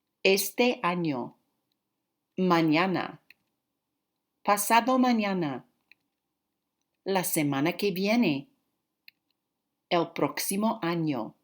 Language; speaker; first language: Spanish; non-native, fluent; English